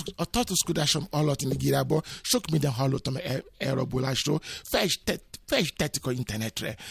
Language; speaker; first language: Hungarian; non-native, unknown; Yoruba